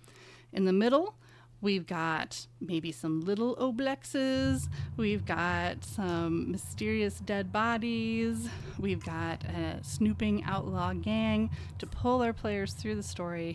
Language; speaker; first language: English; native; English